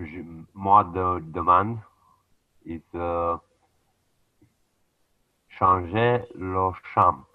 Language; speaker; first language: French; non-native, learner; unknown